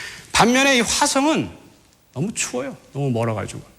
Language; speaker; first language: Korean; native; Korean